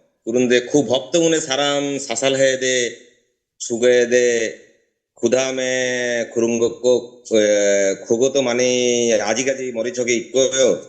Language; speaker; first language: Korean; non-native, learner; Bangla